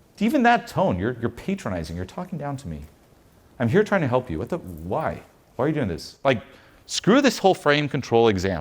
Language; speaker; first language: English; non-native, fluent; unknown